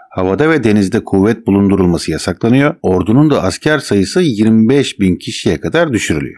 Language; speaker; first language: Turkish; native; Turkish